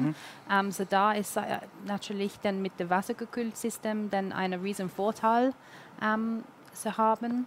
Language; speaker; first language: German; non-native, learner; English